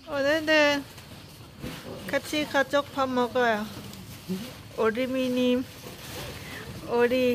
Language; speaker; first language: Korean; non-native, learner; Lao